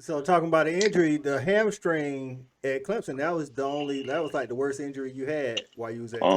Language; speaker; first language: English; native; English